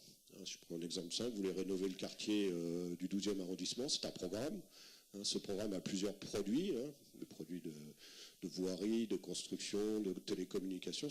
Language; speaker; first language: French; native; French